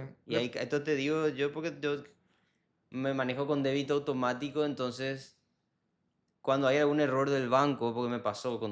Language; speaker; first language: Spanish; native; Spanish